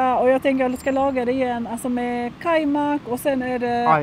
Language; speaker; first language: Swedish; native; Swedish